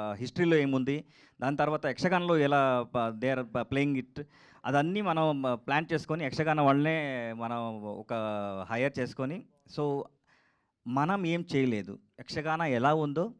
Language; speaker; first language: Telugu; non-native, learner; Kannada